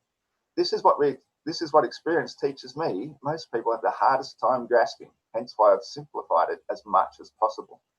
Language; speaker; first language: English; native; English